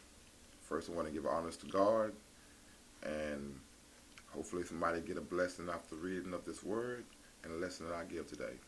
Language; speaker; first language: English; native; English